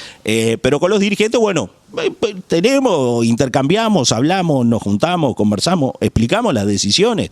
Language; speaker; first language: Spanish; native; Spanish